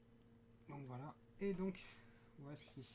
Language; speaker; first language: French; native; French